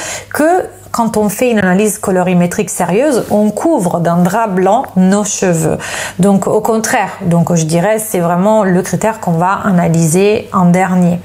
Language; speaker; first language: French; non-native, fluent; Italian